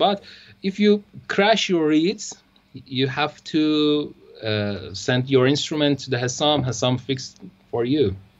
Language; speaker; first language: English; non-native, learner; Persian